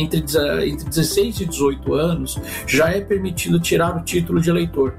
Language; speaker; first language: Portuguese; native; Portuguese